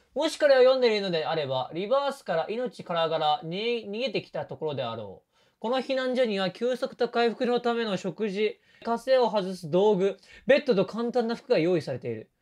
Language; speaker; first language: Japanese; native; Japanese